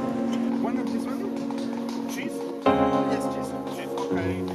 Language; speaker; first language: English; non-native, learner; French